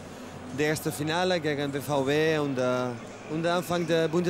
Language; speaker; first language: German; non-native, learner; Spanish